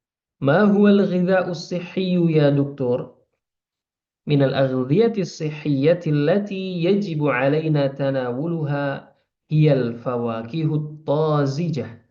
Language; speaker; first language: Arabic; non-native, fluent; Indonesian